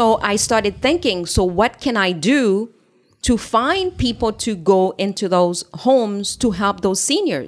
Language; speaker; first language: English; non-native, fluent; Haitian Creole